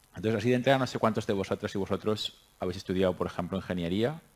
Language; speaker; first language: Spanish; native; Spanish